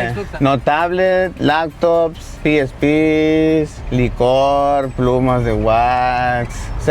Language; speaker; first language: Spanish; native; Spanish